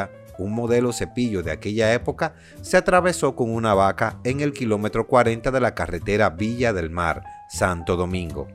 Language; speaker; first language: Spanish; native; Spanish